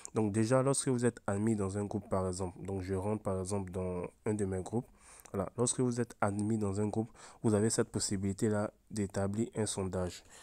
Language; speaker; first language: French; native; French